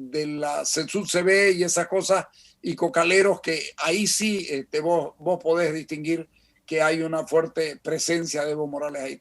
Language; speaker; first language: Spanish; native; Spanish